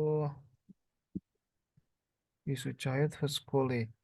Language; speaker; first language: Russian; non-native, learner; Indonesian